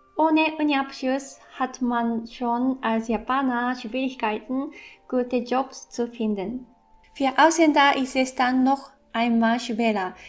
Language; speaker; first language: German; non-native, fluent; Japanese